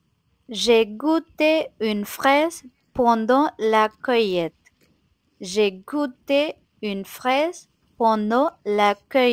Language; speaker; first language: French; non-native, fluent; Tamil